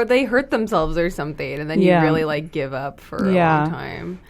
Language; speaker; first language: English; native; English